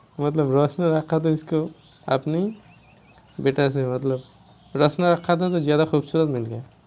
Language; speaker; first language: Hindi; non-native, local second language; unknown